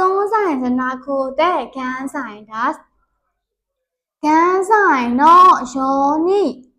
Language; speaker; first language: Japanese; non-native, learner; Burmese